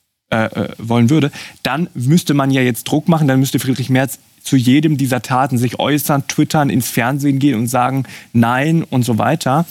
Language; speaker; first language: German; native; German